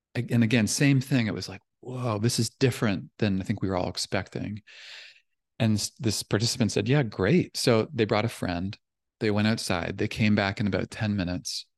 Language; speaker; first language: English; native; English